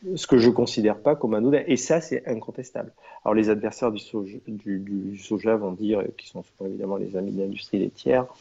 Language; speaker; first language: French; native; French